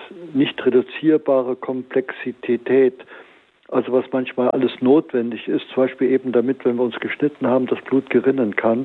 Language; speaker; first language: German; native; German